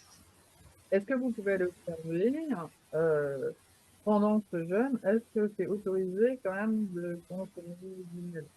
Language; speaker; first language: French; native; French